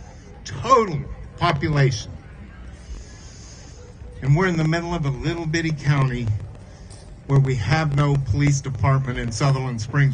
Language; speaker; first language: English; native; English